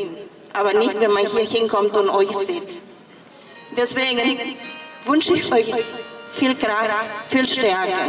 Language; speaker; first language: German; non-native, fluent; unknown